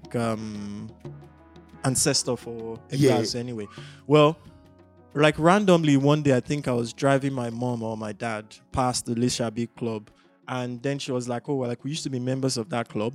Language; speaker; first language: English; non-native, local second language; Yoruba